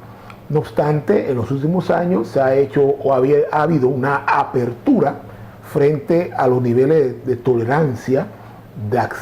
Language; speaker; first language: Spanish; native; Spanish